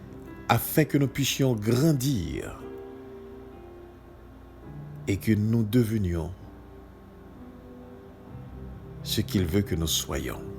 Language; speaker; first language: French; native; French